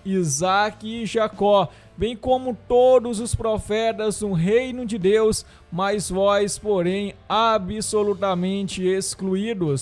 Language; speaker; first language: Portuguese; native; Portuguese